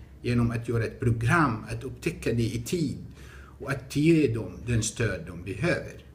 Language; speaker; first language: Swedish; non-native, fluent; Arabic